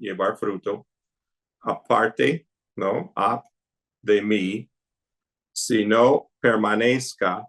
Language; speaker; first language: Spanish; non-native, fluent; English